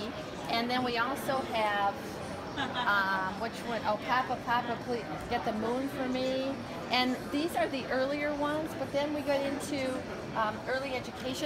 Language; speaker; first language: English; native; English